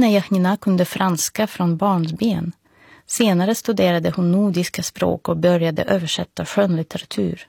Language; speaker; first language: Swedish; non-native, fluent; Russian